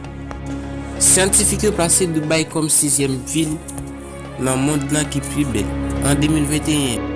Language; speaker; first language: French; non-native, learner; Haitian Creole